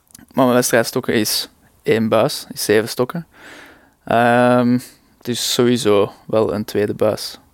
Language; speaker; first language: Dutch; native; Dutch